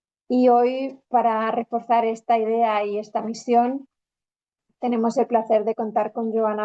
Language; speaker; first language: Spanish; native; Spanish